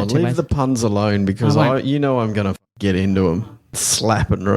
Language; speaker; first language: English; native; English